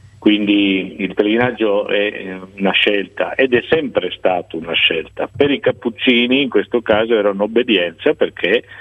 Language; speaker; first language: Italian; native; Italian